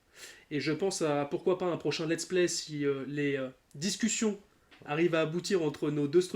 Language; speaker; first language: French; native; French